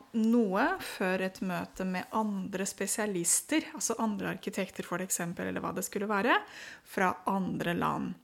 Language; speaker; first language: Norwegian; non-native, fluent; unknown